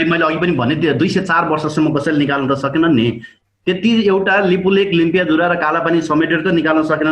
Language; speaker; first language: Nepali; native; Nepali